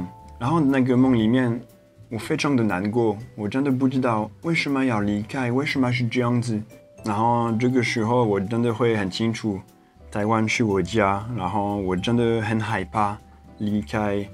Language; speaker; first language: Chinese; non-native, fluent; French